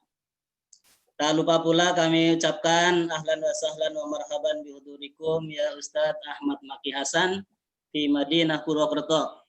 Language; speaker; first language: Indonesian; native; Indonesian